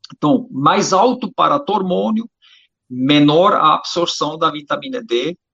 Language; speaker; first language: Portuguese; non-native, fluent; German